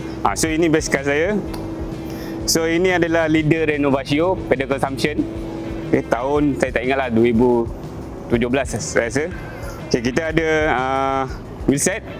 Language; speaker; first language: Malay; native; Malay